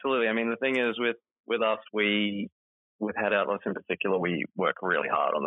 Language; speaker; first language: English; native; English